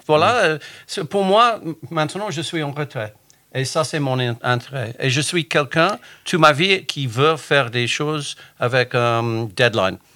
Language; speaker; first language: French; non-native, fluent; English